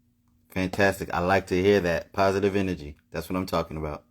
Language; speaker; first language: English; native; English